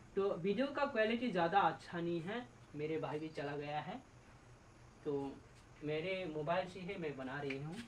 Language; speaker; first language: Hindi; non-native, local second language; Bangla